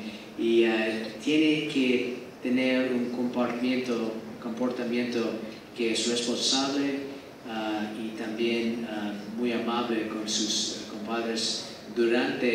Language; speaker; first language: Spanish; non-native, fluent; English